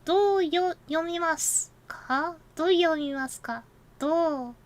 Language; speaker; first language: Japanese; non-native, learner; English